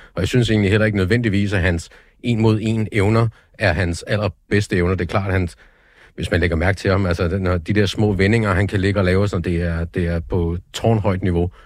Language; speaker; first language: Danish; native; Danish